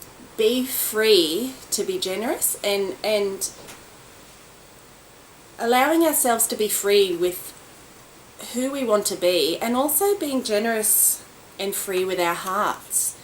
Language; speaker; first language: English; native; English